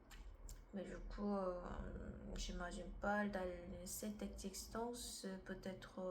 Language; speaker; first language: French; non-native, learner; Korean